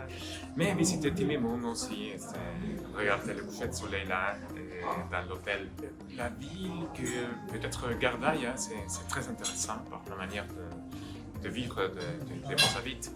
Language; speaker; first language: French; non-native, fluent; Spanish